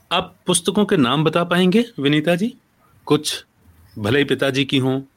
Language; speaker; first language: Hindi; native; Hindi